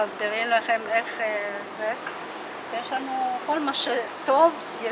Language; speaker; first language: Hebrew; non-native, local second language; Adyghe